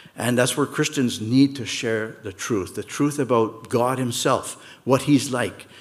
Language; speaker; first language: English; native; English